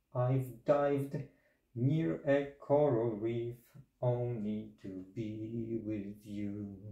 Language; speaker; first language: English; non-native, fluent; Polish